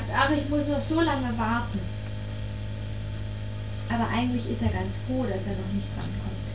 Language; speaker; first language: German; native; German